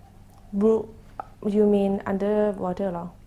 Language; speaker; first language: English; non-native, learner; Thai